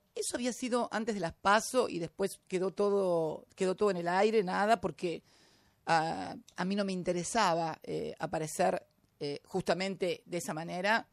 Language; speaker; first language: Spanish; native; Spanish